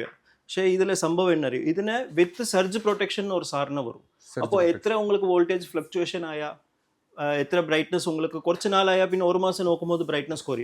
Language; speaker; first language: Malayalam; non-native, local second language; Tamil